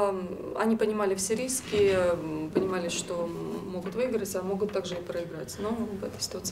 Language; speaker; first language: Russian; native; Russian